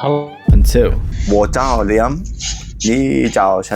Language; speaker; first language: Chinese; non-native, learner; English